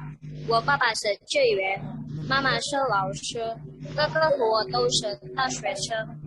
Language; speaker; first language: Chinese; non-native, learner; Indonesian